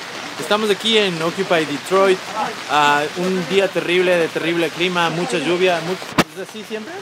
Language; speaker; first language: Spanish; native; Spanish